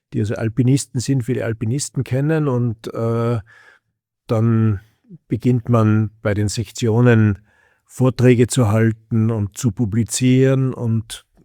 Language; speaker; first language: German; native; German